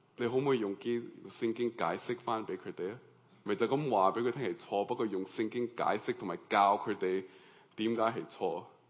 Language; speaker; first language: Cantonese; early bilingual, heritage; Cantonese